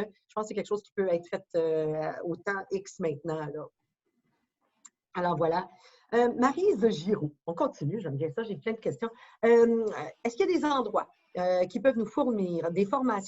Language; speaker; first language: French; native; French